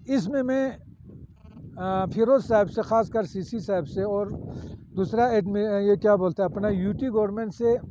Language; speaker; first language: Urdu; non-native, local second language; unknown